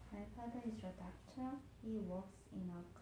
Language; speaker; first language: English; non-native, learner; Korean